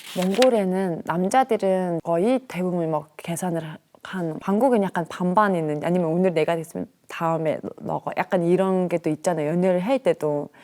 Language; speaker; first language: Korean; non-native, fluent; Mongolian